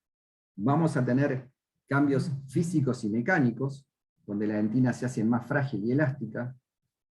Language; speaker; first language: Spanish; native; Spanish